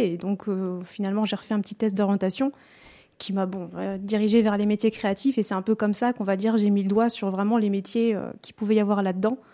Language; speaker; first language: French; native; French